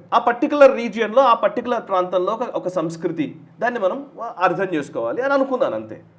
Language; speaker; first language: Telugu; native; Telugu